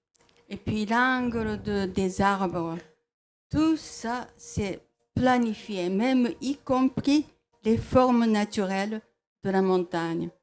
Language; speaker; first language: French; non-native, fluent; Japanese